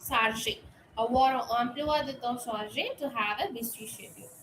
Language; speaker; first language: French; non-native, fluent; Tamil